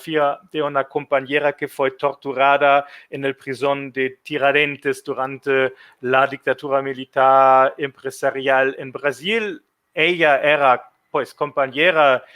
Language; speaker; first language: Spanish; non-native, fluent; German